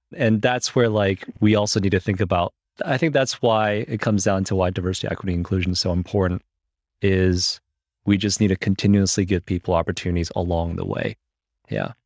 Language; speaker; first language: English; early bilingual, other home language; Chinese